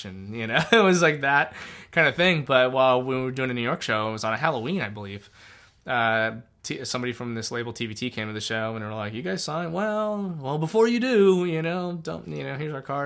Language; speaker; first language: English; native; English